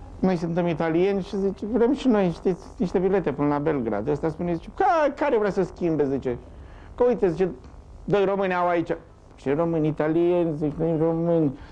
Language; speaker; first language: Romanian; native; Romanian